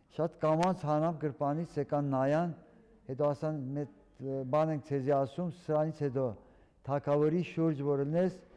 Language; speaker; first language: Armenian; early bilingual, heritage; Armenian